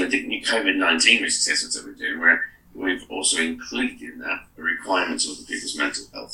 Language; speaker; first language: English; native; English